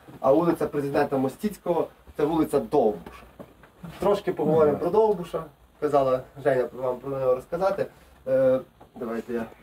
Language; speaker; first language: Ukrainian; native; Ukrainian